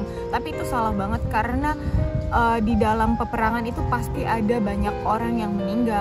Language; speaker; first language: Indonesian; native; Indonesian